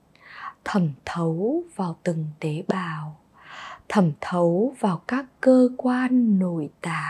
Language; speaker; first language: Vietnamese; native; Vietnamese